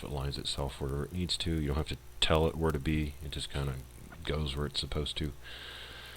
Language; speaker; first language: English; native; English